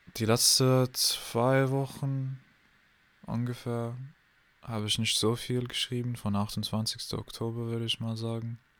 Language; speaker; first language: German; non-native, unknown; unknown